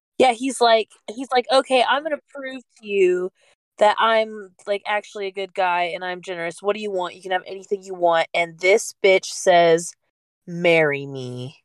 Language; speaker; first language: English; native; English